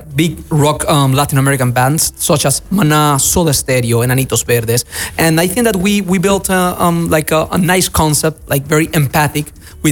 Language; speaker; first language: English; non-native, fluent; Spanish